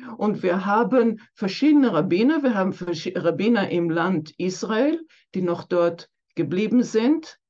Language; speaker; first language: German; non-native, fluent; Hebrew